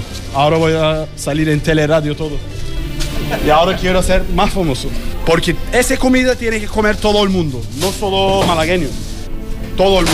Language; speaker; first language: Spanish; non-native, learner; Turkish